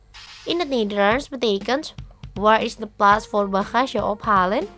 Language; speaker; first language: Dutch; non-native, fluent; Indonesian